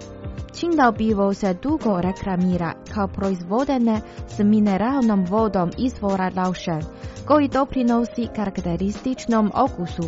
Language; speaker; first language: Croatian; non-native, fluent; Chinese